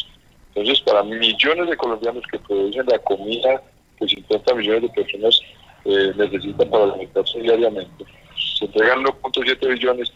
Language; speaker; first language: Spanish; native; Spanish